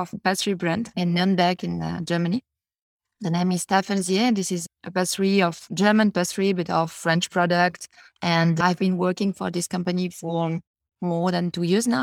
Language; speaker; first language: English; non-native, fluent; French